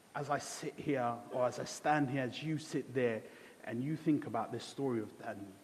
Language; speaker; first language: English; early bilingual, other home language; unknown